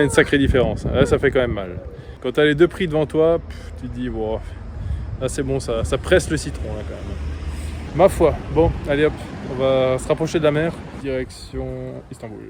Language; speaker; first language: French; native; French